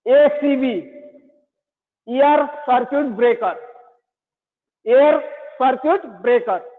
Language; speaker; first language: English; non-native, learner; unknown